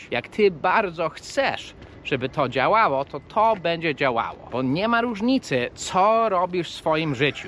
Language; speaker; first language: Polish; early bilingual, heritage; Polish